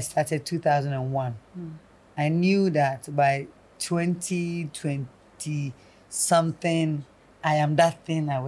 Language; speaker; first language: English; non-native, local second language; Akan